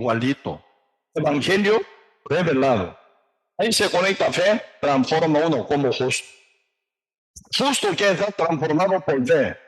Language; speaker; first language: Spanish; non-native, learner; Korean